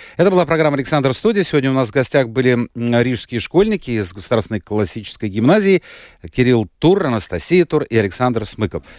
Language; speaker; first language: Russian; native; Russian